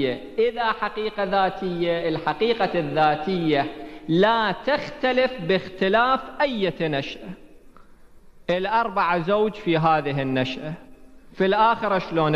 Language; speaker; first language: Arabic; native; Arabic